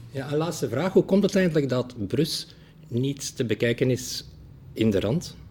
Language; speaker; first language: Dutch; native; Dutch